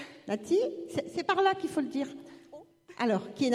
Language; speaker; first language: French; native; French